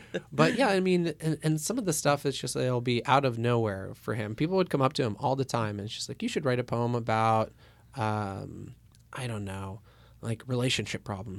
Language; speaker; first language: English; early bilingual, other home language; Russian